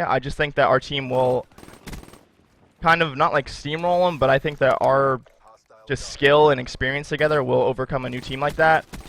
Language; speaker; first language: English; native; English